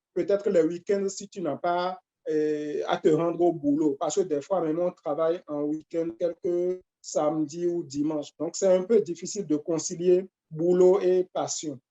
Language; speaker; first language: French; non-native, local second language; Fon